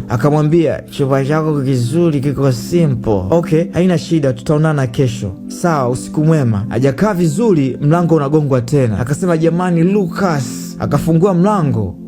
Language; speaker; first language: Swahili; native; Swahili